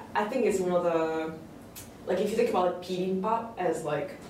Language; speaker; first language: English; early bilingual, other home language; Korean